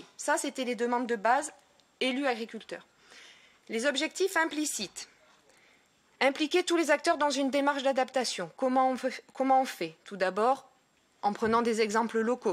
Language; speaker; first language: French; native; French